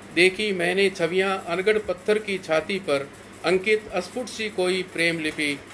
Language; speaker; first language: Hindi; native; Hindi